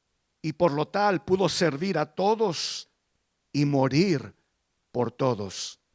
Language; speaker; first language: Spanish; early bilingual, heritage; Spanish